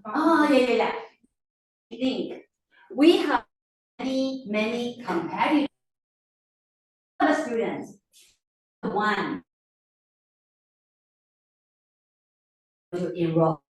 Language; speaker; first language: English; non-native, fluent; Chinese